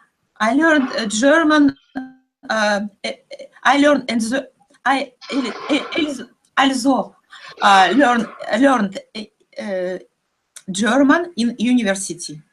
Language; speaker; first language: English; non-native, learner; Russian